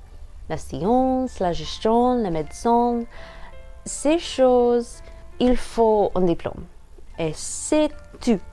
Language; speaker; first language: French; non-native, learner; English